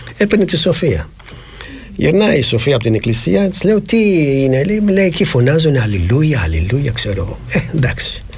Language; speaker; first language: Greek; non-native, fluent; Arabic